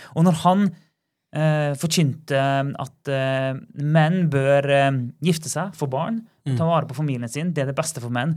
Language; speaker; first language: Norwegian; native; Norwegian